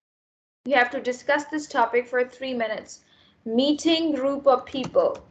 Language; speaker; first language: English; non-native, fluent; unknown